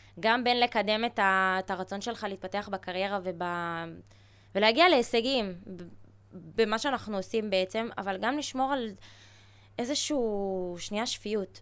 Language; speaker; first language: Hebrew; early bilingual, other home language; Russian